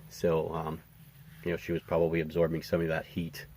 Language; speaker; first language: English; native; English